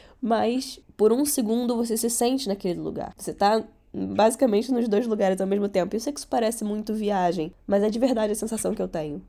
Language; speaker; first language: Portuguese; early bilingual, other home language; Catalan